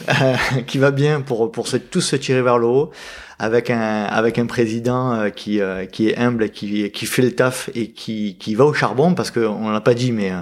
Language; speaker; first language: French; native; French